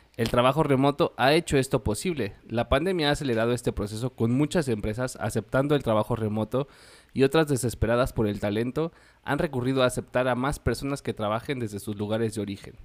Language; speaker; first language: Spanish; native; Spanish